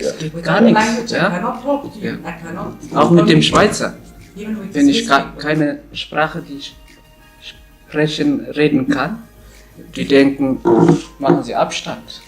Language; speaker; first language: German; non-native, learner; Tigrinya